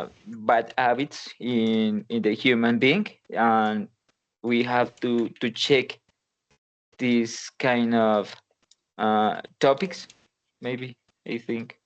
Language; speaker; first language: English; non-native, learner; Spanish